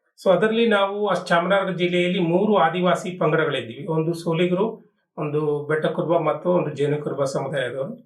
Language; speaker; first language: Kannada; non-native, local second language; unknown